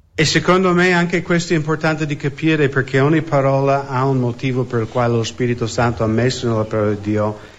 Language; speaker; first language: Italian; non-native, fluent; English